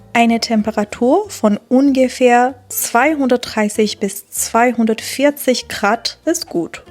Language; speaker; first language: German; non-native, fluent; Persian